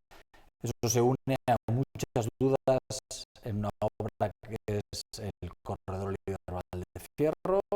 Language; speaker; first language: Spanish; native; Spanish